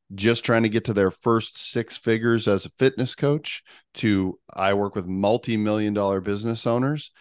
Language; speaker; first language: English; native; English